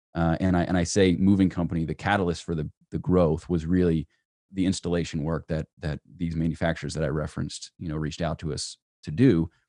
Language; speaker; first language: English; native; English